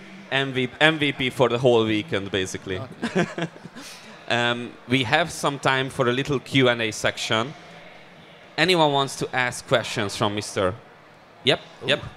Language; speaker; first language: English; early bilingual, other home language; Hungarian